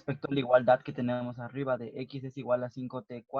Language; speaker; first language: Spanish; native; Spanish